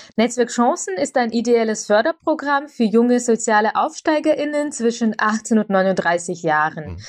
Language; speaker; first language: German; early bilingual, other home language; Russian